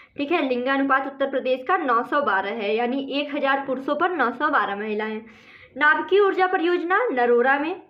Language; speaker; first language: Hindi; native; Hindi